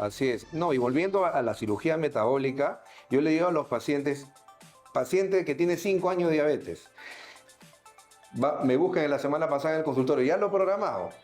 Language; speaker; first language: Spanish; native; Spanish